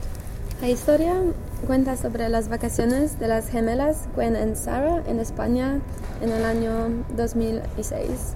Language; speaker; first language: Spanish; non-native, learner; English